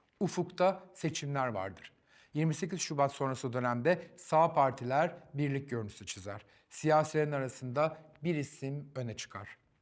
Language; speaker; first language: Turkish; native; Turkish